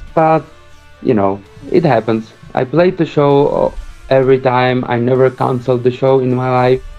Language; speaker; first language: English; early bilingual, other home language; Czech